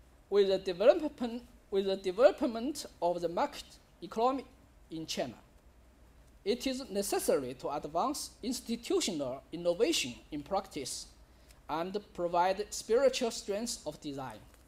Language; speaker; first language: English; non-native, learner; Chinese